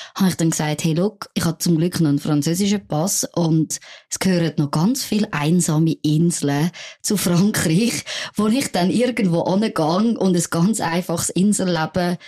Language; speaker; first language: German; non-native, fluent; French